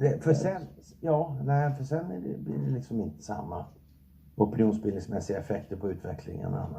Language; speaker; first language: Swedish; native; Swedish